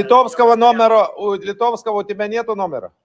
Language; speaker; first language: Russian; non-native, fluent; Lithuanian